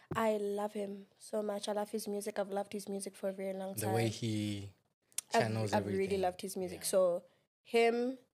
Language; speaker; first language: English; non-native, local second language; Xhosa